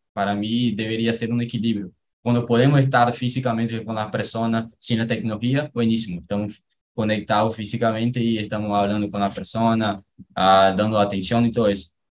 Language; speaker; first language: Spanish; non-native, fluent; Portuguese